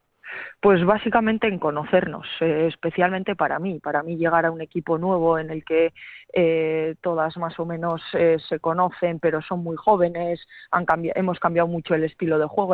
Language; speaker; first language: Spanish; native; Spanish